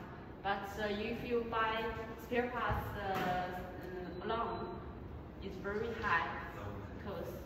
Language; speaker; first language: English; non-native, learner; Chinese